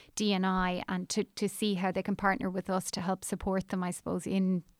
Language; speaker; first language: English; native; English